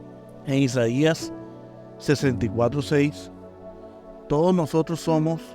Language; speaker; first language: Spanish; native; Spanish